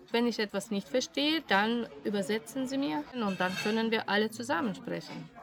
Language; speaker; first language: German; non-native, fluent; Russian